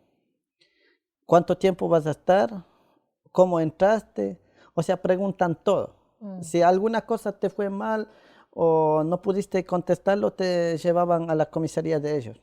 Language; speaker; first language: Spanish; non-native, local second language; Quechua